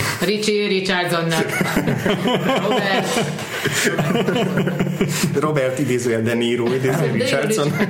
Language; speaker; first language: Hungarian; native; Hungarian